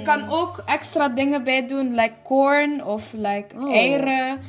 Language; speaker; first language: Dutch; early bilingual, other home language; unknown